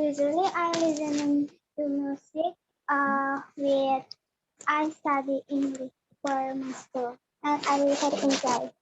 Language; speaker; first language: English; non-native, learner; Indonesian